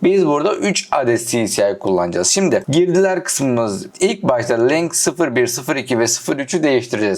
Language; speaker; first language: Turkish; native; Turkish